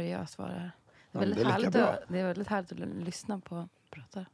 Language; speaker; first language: Swedish; native; Swedish